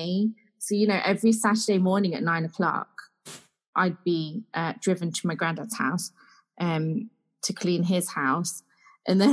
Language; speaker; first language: English; native; English